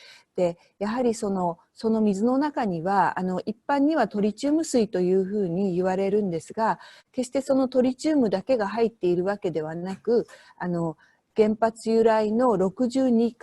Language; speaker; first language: Japanese; native; Japanese